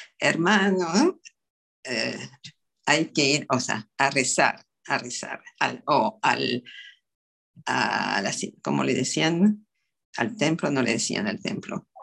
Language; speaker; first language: Spanish; non-native, fluent; French